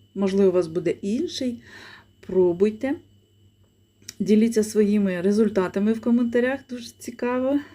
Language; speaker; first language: Ukrainian; native; Ukrainian